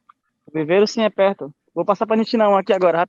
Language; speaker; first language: Portuguese; native; Portuguese